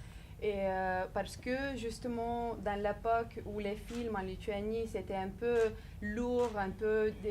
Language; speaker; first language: French; non-native, fluent; Lithuanian